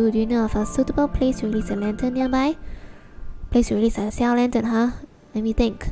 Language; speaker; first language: English; native; English